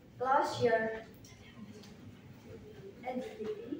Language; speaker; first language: English; non-native, learner; Indonesian